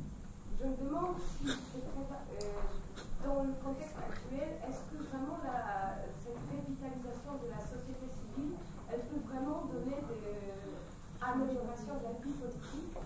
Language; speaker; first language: French; non-native, fluent; Polish